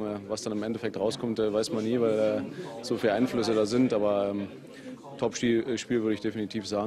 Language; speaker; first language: German; native; German